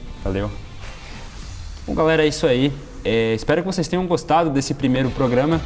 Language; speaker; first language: Portuguese; native; Portuguese